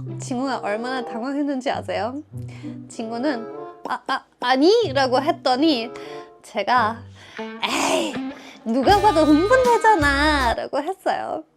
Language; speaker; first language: Korean; non-native, fluent; German